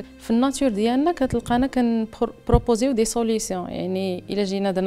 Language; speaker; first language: Arabic; native; Arabic